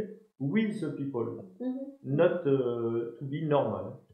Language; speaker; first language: English; non-native, learner; French